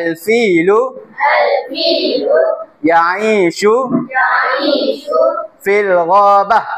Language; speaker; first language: Arabic; non-native, learner; Malay